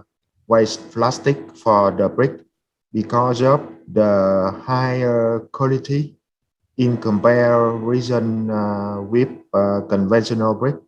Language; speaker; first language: English; non-native, fluent; Vietnamese